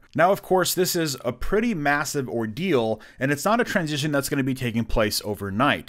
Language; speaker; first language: English; native; English